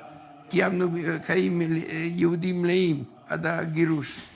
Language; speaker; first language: Hebrew; non-native, fluent; Italian